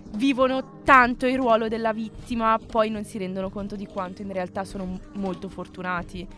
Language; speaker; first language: Italian; early bilingual, other home language; Arabic